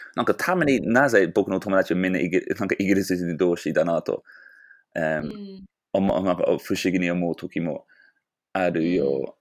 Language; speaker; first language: Japanese; non-native, fluent; English